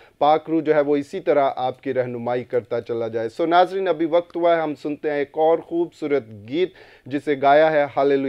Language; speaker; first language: Urdu; non-native, local second language; Punjabi